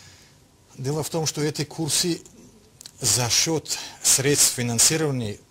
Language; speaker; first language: Russian; non-native, local second language; Tajik